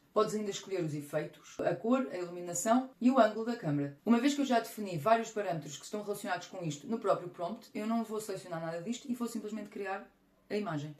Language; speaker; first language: Portuguese; native; Portuguese